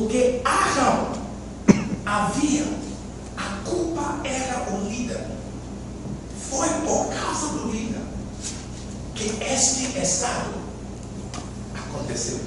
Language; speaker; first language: Portuguese; non-native, fluent; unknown